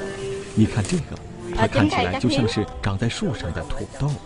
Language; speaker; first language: Chinese; native; Chinese